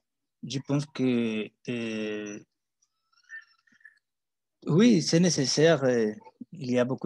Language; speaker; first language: French; non-native, learner; Spanish